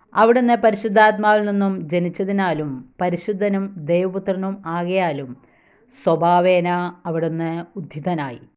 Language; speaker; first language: Malayalam; native; Malayalam